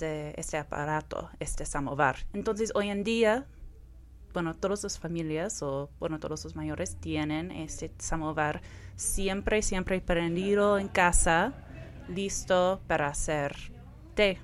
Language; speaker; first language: Spanish; non-native, fluent; English